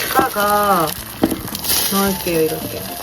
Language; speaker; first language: Korean; non-native, fluent; Japanese